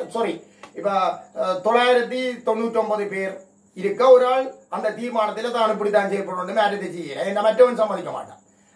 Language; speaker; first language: Tamil; native; Tamil